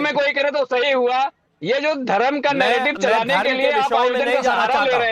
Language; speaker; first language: Hindi; native; Hindi